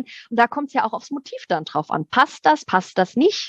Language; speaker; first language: German; native; German